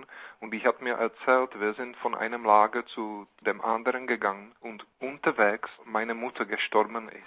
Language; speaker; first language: German; non-native, fluent; Czech